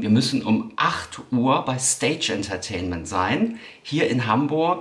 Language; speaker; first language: German; native; German